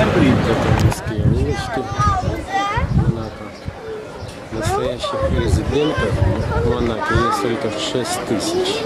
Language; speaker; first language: Russian; non-native, fluent; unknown